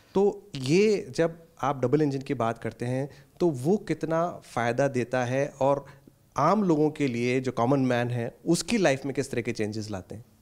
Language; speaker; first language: Hindi; native; Hindi